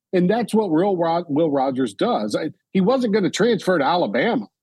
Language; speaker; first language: English; native; English